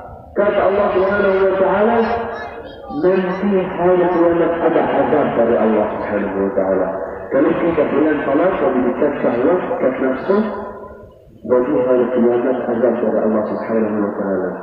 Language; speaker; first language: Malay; non-native, learner; Arabic